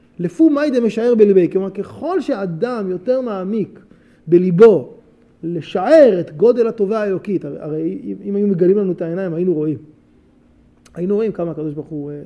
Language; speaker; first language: Hebrew; native; Hebrew